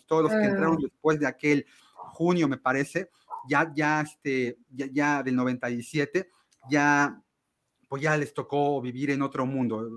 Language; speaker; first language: Spanish; native; Spanish